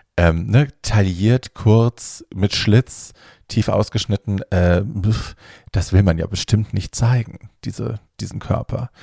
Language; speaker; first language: German; native; German